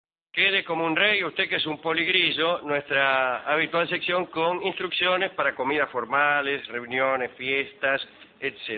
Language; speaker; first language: Spanish; native; Spanish